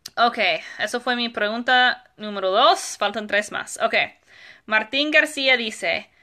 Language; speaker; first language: Spanish; non-native, fluent; English